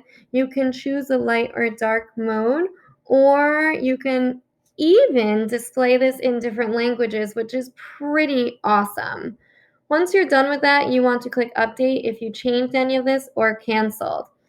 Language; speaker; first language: English; native; English